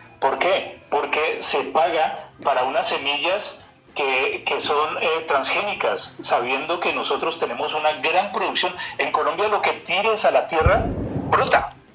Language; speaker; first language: Spanish; native; Spanish